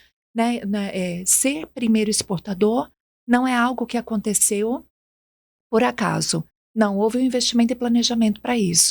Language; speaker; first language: Portuguese; native; Portuguese